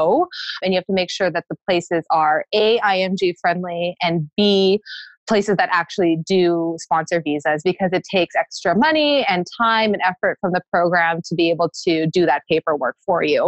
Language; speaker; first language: English; native; English